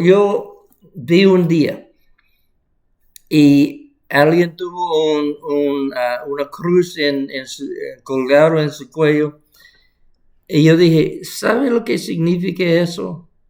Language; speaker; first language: Spanish; non-native, fluent; English